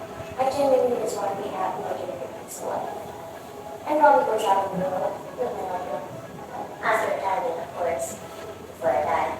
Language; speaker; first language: English; non-native, learner; Indonesian